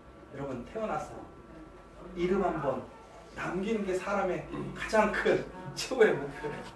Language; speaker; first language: Korean; native; Korean